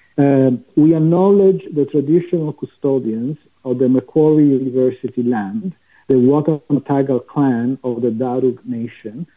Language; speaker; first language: English; non-native, fluent; Italian